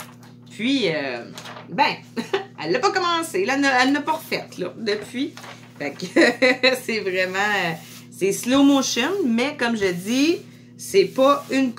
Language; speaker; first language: French; native; French